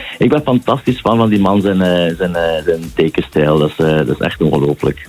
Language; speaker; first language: Dutch; native; Dutch